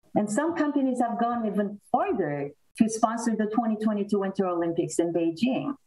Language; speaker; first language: English; non-native, fluent; Korean